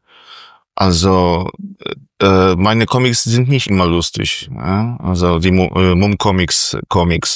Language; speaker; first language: German; non-native, fluent; Polish